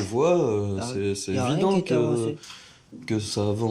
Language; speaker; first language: French; native; French